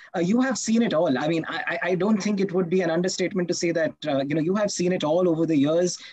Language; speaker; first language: English; non-native, local second language; Hindi